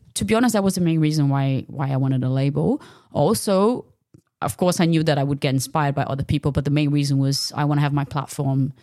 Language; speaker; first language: English; non-native, fluent; Portuguese